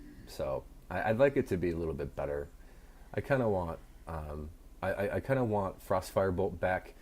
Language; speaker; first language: English; native; English